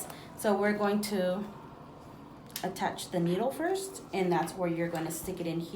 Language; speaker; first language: English; native; English